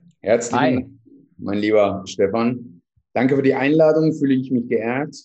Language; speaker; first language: German; non-native, fluent; Persian